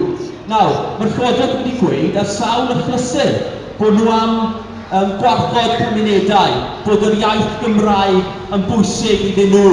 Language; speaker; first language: Welsh; native; Welsh